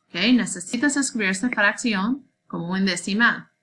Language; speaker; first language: Spanish; non-native, learner; English